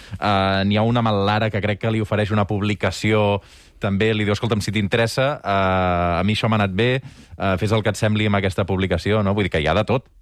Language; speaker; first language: Catalan; native; Catalan